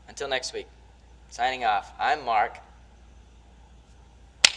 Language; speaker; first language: English; native; English